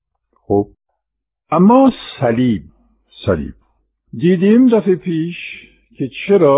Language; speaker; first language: Persian; non-native, fluent; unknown